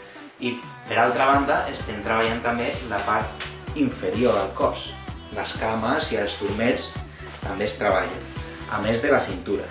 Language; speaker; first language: Catalan; non-native, learner; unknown